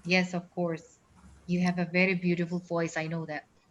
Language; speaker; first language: English; non-native, fluent; Indonesian